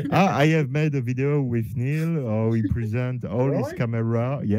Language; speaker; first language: English; non-native, learner; French